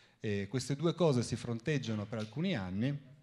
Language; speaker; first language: Italian; native; Italian